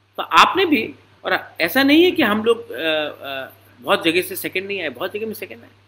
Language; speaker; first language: Hindi; non-native, local second language; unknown